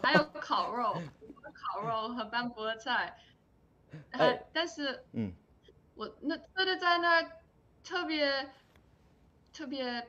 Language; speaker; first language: Chinese; early bilingual, heritage; English